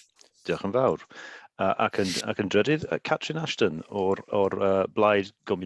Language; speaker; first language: Welsh; native; Welsh